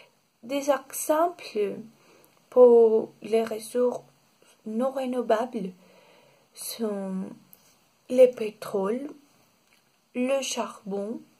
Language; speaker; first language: French; non-native, learner; Spanish